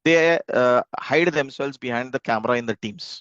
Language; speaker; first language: English; non-native, local second language; Kannada